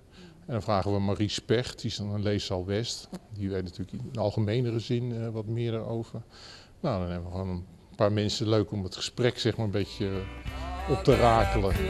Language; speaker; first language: Dutch; native; Dutch